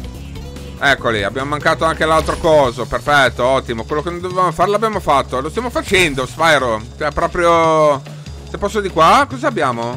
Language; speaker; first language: Italian; native; Italian